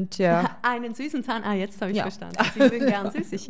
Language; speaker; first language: German; native; German